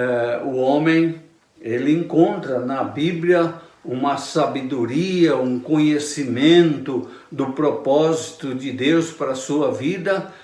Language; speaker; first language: Portuguese; native; Portuguese